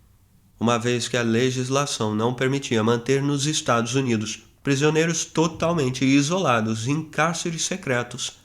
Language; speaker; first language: Portuguese; native; Portuguese